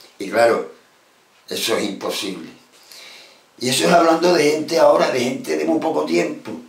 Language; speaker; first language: Spanish; native; Spanish